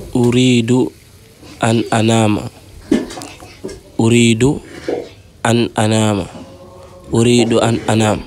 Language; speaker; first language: Arabic; non-native, fluent; Wolof